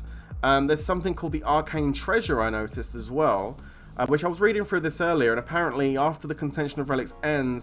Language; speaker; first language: English; native; English